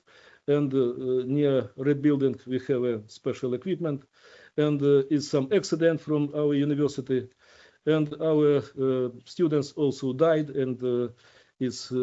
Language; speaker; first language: English; non-native, learner; Ukrainian